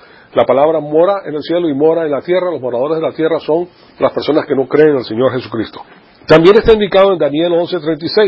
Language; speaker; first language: Spanish; native; Spanish